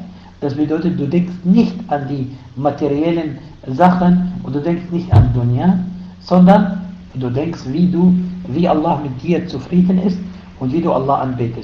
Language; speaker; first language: German; non-native, fluent; Arabic